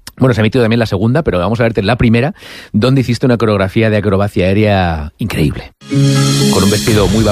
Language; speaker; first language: Spanish; native; Spanish